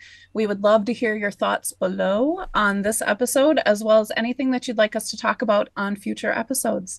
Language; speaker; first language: English; native; English